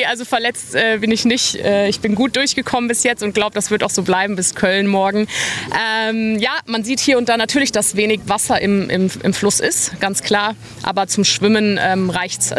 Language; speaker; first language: German; native; German